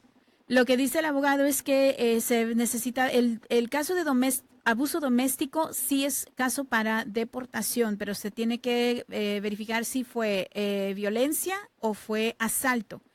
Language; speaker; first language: Spanish; native; Spanish